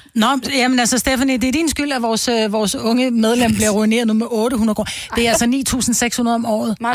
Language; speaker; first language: Danish; native; Danish